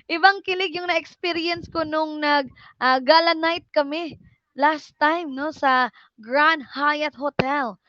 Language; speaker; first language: Filipino; non-native, local second language; Cebuano